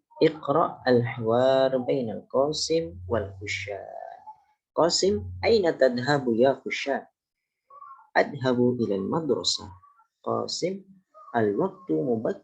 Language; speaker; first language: Arabic; non-native, learner; Indonesian